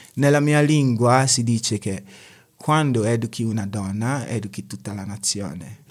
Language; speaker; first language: Italian; non-native, fluent; Akan